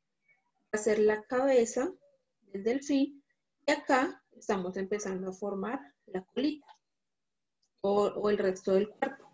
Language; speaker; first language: Spanish; native; Spanish